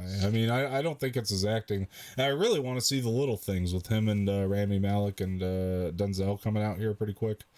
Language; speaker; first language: English; native; English